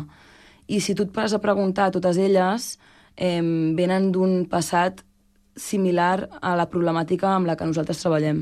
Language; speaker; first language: Catalan; native; Catalan